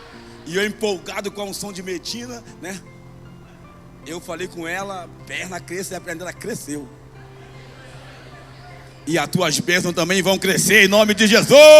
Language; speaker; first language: Portuguese; native; Portuguese